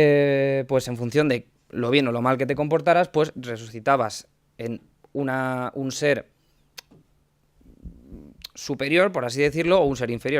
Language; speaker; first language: Spanish; native; Spanish